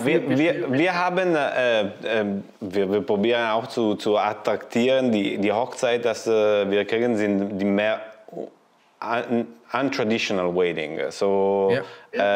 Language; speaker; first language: German; non-native, learner; Italian